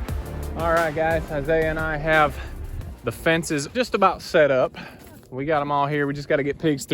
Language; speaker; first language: English; native; English